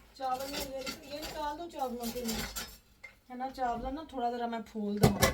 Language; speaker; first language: Urdu; non-native, local second language; Punjabi